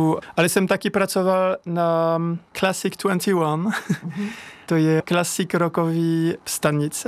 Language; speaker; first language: Czech; non-native, fluent; French